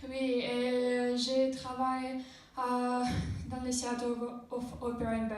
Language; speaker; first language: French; non-native, learner; Russian